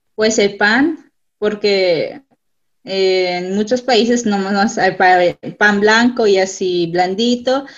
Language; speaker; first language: Spanish; non-native, fluent; German